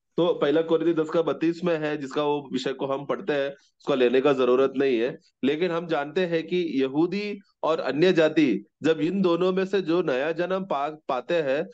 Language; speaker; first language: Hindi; non-native, local second language; Malayalam